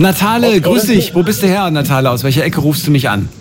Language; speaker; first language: German; native; German